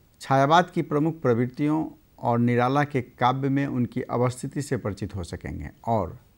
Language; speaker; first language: Hindi; native; Hindi